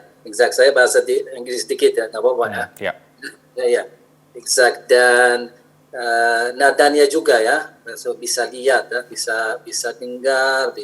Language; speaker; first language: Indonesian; non-native, fluent; Arabic